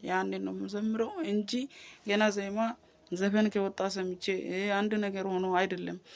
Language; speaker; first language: Amharic; non-native, local second language; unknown